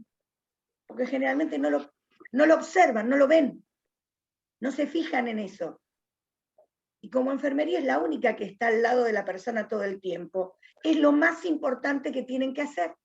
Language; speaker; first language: Spanish; native; Spanish